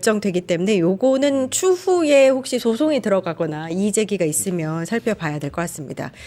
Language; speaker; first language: Korean; native; Korean